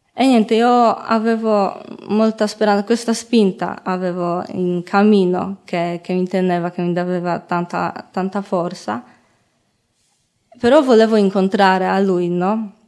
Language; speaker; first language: Italian; non-native, learner; Polish